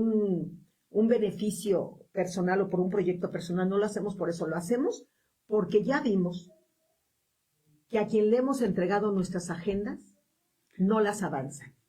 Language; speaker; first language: Spanish; native; Spanish